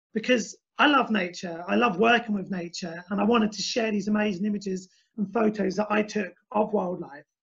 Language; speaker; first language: English; native; English